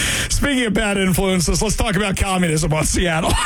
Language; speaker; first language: English; native; English